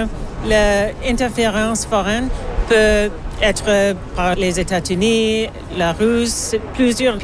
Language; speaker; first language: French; non-native, learner; English